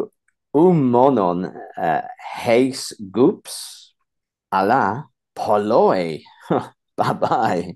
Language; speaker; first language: Greek; non-native, fluent; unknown